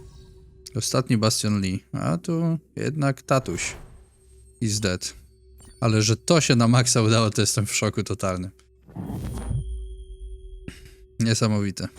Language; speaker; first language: Polish; native; Polish